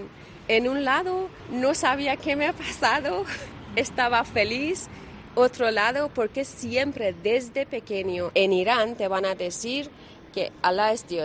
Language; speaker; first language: Spanish; non-native, learner; Persian